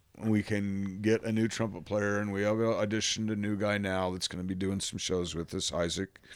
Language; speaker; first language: English; native; English